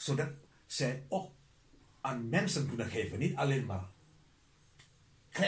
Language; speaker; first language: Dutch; non-native, learner; Indonesian